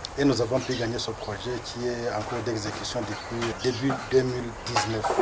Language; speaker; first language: French; non-native, local second language; Rundi